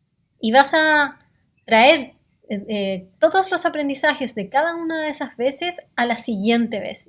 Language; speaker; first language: Spanish; native; Spanish